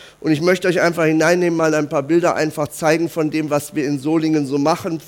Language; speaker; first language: German; native; German